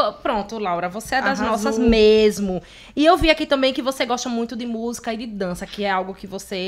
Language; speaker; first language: Portuguese; native; Portuguese